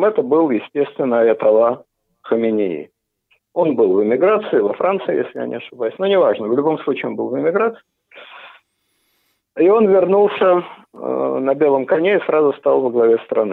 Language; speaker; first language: Russian; native; Russian